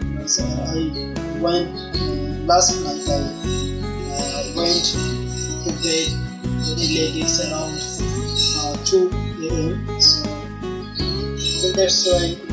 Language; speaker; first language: English; non-native, learner; Bangla